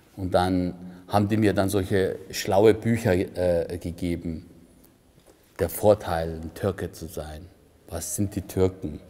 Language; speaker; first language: German; early bilingual, other home language; Turkish